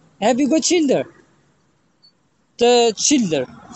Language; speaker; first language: English; non-native, learner; Albanian